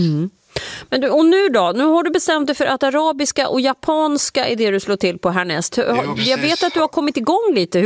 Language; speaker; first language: Swedish; native; Swedish